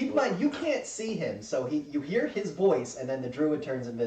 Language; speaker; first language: English; native; English